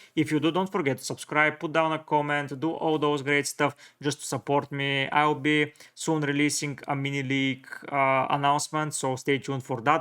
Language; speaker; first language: English; non-native, fluent; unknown